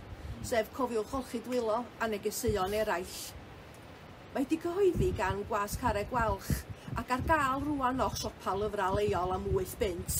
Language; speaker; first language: Welsh; native; Welsh